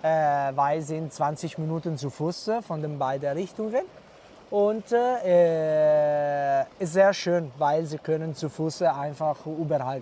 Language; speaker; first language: German; non-native, learner; Italian